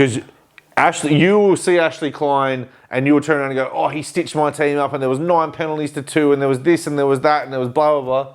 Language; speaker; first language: English; native; English